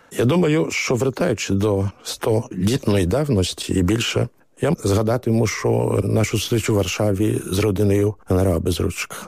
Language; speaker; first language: Ukrainian; early bilingual, heritage; Ukrainian